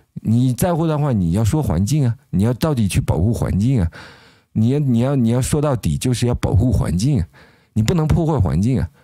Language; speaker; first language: Chinese; native; Chinese